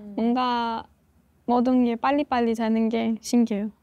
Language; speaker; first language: Korean; non-native, fluent; Persian